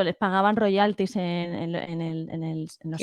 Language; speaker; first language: Spanish; native; Spanish